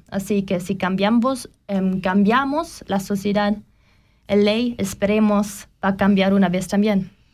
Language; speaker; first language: Spanish; non-native, learner; German